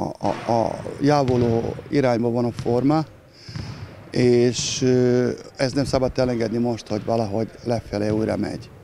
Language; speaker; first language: Hungarian; non-native, learner; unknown